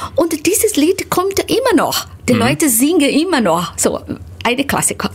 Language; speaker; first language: German; non-native, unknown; Portuguese